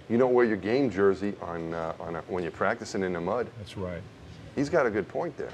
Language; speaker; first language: English; native; English